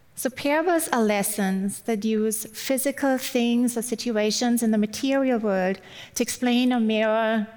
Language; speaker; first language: English; non-native, fluent; German